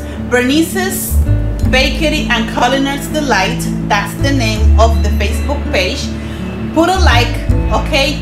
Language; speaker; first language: English; non-native, fluent; Spanish